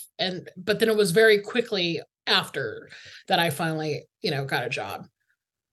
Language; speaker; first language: English; native; English